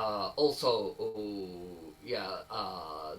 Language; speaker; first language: English; non-native, learner; Japanese